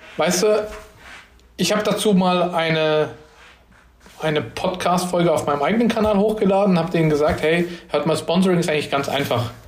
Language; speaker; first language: German; early bilingual, other home language; Turkish